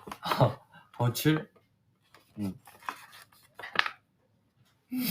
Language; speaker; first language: Chinese; non-native, learner; Korean